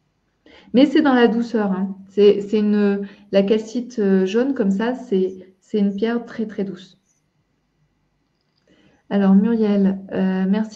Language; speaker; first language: French; native; French